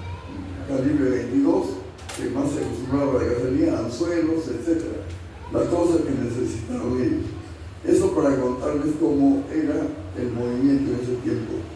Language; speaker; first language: Spanish; native; Spanish